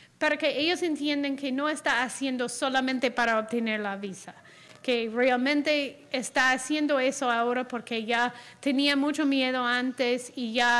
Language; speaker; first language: Spanish; non-native, fluent; English